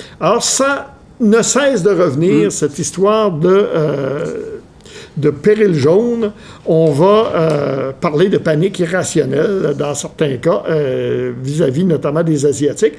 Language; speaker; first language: French; native; French